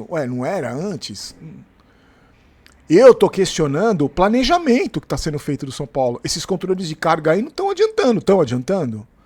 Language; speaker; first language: Portuguese; native; Portuguese